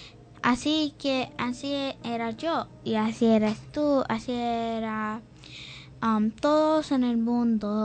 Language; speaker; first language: Spanish; early bilingual, heritage; English